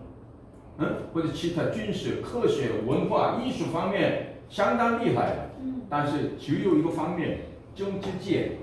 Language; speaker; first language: Chinese; non-native, fluent; Korean